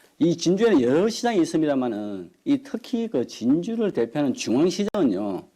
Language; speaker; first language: Korean; native; Korean